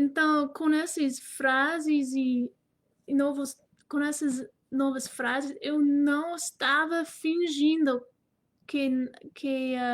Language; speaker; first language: Portuguese; non-native, fluent; English